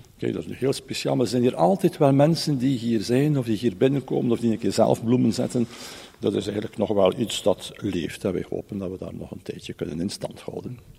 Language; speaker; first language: Dutch; native; Dutch